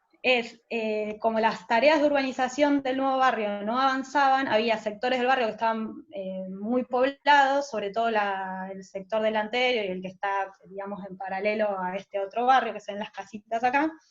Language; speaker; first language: Spanish; native; Spanish